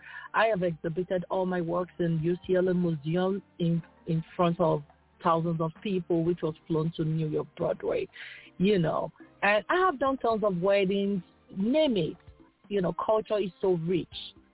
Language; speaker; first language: English; non-native, local second language; Yoruba